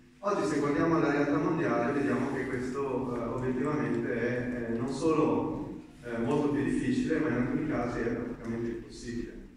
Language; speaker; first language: Italian; native; Italian